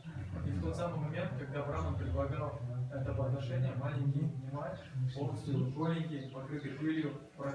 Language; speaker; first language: Russian; native; Russian